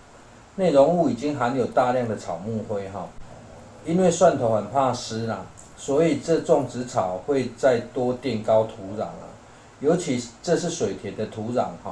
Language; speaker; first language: Chinese; native; Chinese